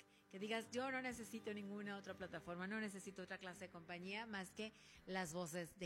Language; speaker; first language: Spanish; native; Spanish